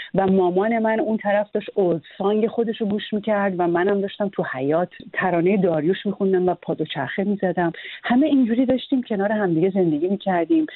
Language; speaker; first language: Persian; native; Persian